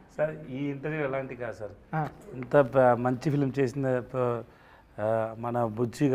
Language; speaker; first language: Telugu; non-native, learner; Tamil